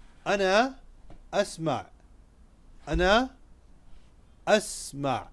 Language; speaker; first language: Arabic; non-native, fluent; Urdu